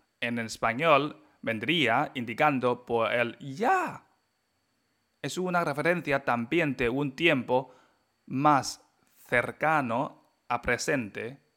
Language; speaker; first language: Spanish; non-native, fluent; Chinese